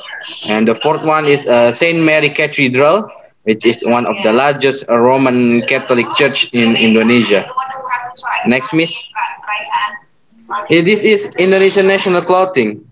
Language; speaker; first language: English; non-native, learner; Indonesian